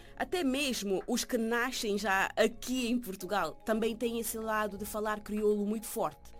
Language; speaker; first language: Portuguese; non-native, local second language; Kabuverdianu